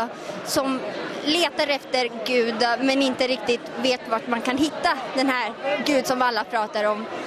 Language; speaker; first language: Swedish; early bilingual, heritage; Italian